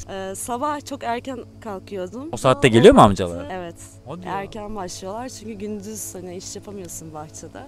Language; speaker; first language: Turkish; native; Turkish